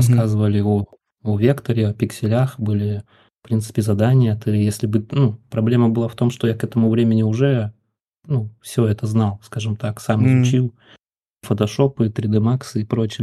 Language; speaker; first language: Russian; native; Russian